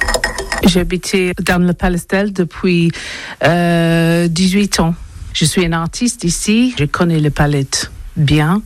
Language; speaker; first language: French; non-native, learner; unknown